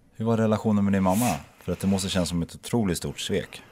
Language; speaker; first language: Swedish; native; Swedish